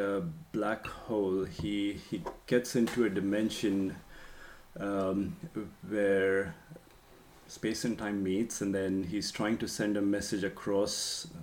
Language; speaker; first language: English; non-native, local second language; Marathi